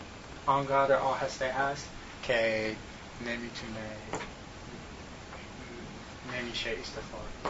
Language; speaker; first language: Tajik; non-native, learner; English